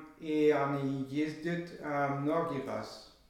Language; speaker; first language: Russian; non-native, learner; German